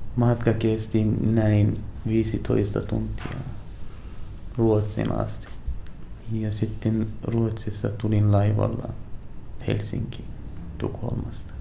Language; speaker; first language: Finnish; non-native, learner; Arabic